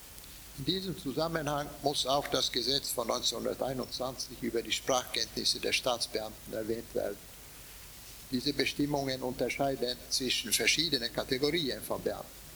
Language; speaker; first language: German; non-native, fluent; Swedish